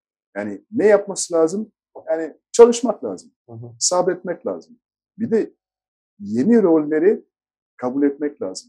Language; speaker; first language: Turkish; non-native, fluent; French